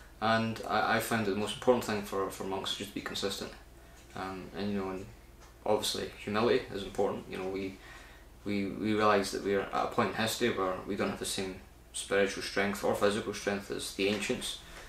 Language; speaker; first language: English; native; English